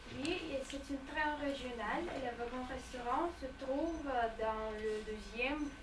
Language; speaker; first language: French; non-native, learner; Russian